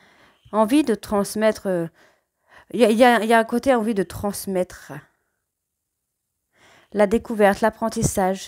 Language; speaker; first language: French; native; French